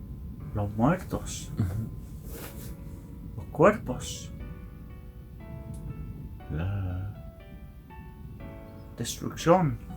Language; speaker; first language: Spanish; non-native, learner; English